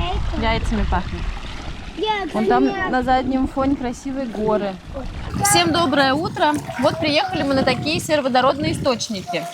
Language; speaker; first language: Russian; native; Russian